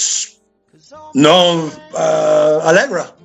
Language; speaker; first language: Spanish; non-native, learner; English